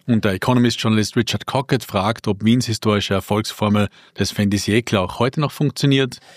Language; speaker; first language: German; native; German